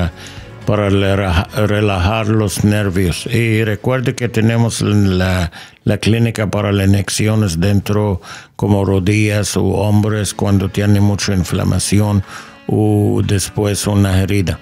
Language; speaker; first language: Spanish; non-native, fluent; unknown